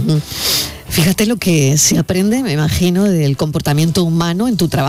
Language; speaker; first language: Spanish; native; Spanish